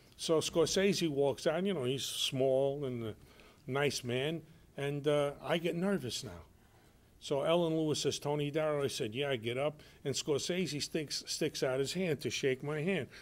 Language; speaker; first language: English; native; English